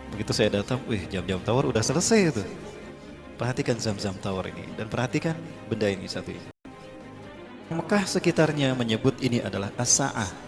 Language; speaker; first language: Indonesian; native; Indonesian